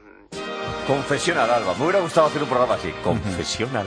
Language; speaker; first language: Spanish; native; Spanish